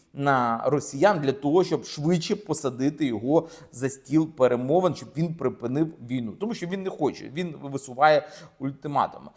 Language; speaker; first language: Ukrainian; native; Ukrainian